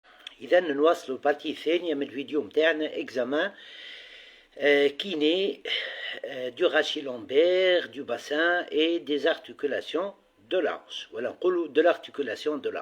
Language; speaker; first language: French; non-native, local second language; Arabic